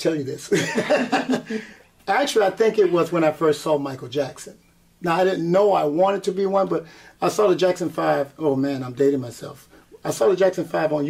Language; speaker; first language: English; native; English